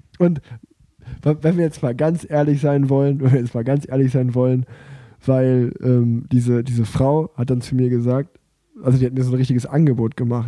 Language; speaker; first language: German; native; German